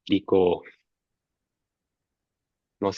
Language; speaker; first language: Spanish; non-native, fluent; English